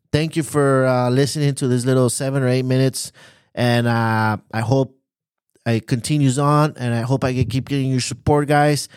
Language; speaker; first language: English; native; English